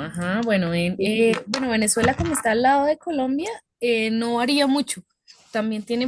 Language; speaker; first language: Spanish; native; Spanish